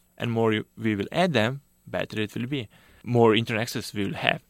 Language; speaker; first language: English; non-native, fluent; Slovenian